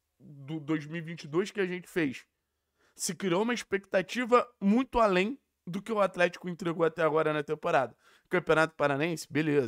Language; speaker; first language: Portuguese; native; Portuguese